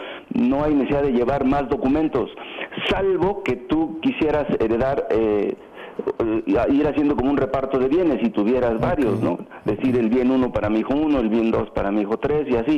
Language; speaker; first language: Spanish; native; Spanish